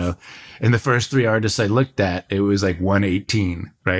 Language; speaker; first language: English; native; English